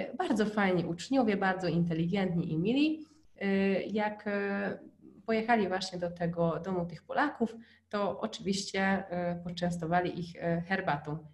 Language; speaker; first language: Polish; non-native, fluent; Hungarian